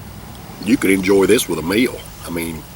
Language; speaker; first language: English; native; English